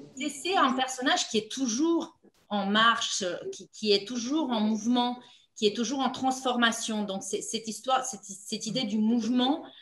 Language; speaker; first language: French; non-native, fluent; Romanian